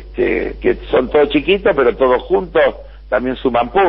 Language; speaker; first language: Spanish; native; Spanish